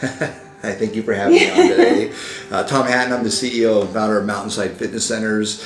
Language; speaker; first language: English; native; English